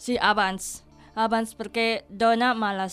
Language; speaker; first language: Catalan; non-native, learner; Indonesian